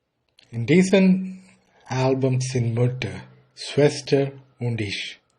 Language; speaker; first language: German; non-native, fluent; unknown